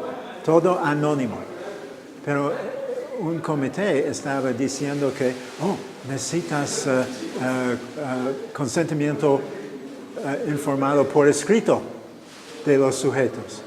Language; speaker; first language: Spanish; non-native, fluent; English